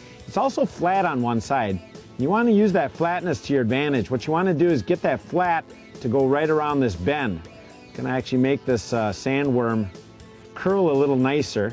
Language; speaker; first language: English; native; English